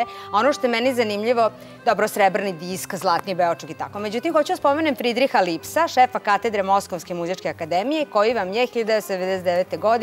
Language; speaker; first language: Serbian; native; Serbian